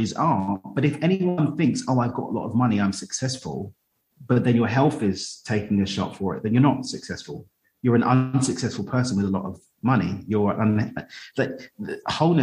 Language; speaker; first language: English; native; English